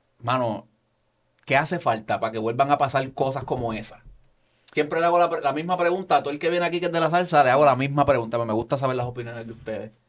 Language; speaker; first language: Spanish; native; Spanish